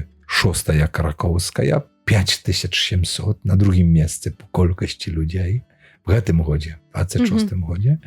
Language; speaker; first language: Polish; non-native, learner; Belarusian